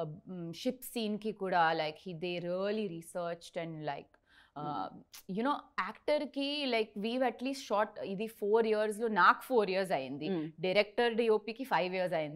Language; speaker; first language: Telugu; non-native, learner; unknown